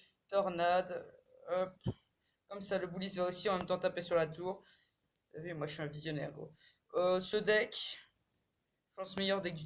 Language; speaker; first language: French; native; French